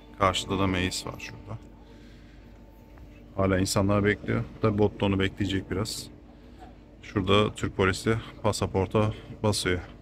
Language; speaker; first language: Turkish; native; Turkish